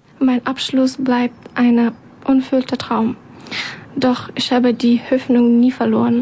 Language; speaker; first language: German; non-native, learner; Persian